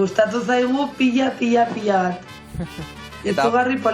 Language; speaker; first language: Basque; non-native, local second language; Spanish